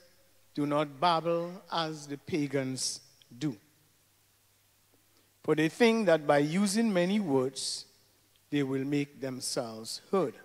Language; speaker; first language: English; native; English